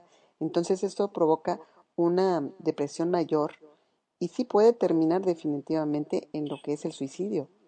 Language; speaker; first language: Spanish; native; Spanish